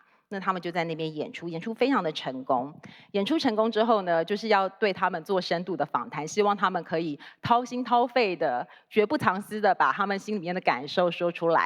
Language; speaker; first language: Chinese; native; Chinese